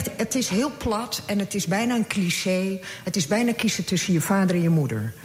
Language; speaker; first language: Dutch; early bilingual, other home language; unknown